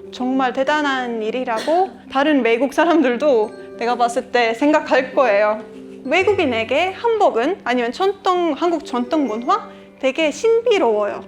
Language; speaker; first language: Korean; non-native, fluent; Estonian